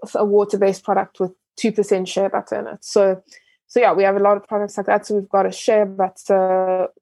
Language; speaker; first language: English; early bilingual, other home language; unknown